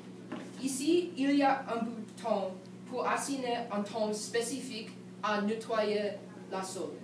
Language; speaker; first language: French; non-native, learner; English